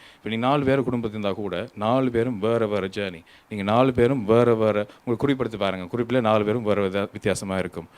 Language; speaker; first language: Tamil; early bilingual, heritage; Tamil